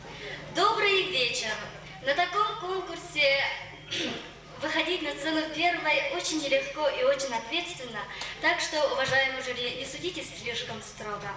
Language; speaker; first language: Russian; non-native, local second language; Yakut